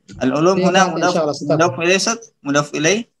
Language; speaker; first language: Arabic; non-native, learner; Indonesian